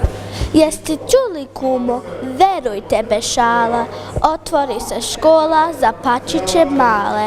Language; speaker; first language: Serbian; early bilingual, heritage; Serbian